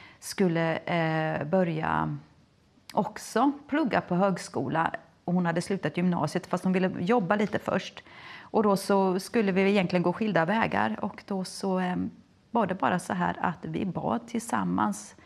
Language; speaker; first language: Swedish; early bilingual, other home language; Finnish